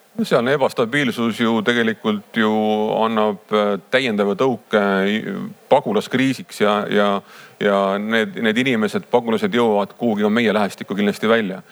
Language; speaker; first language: Estonian; native; Estonian